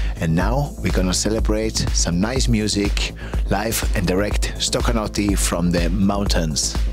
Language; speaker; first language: English; non-native, fluent; German